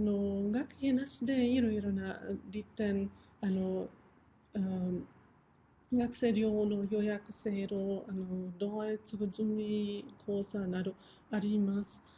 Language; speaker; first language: Japanese; non-native, fluent; German